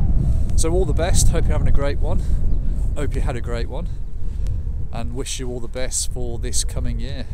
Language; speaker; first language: English; native; English